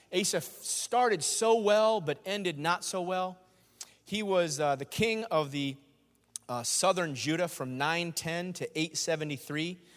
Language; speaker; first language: English; native; English